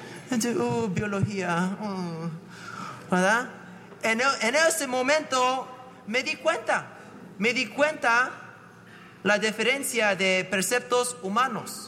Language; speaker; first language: Spanish; non-native, fluent; English